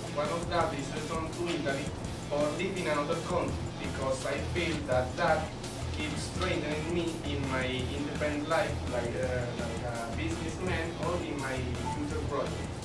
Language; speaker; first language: English; non-native, learner; Spanish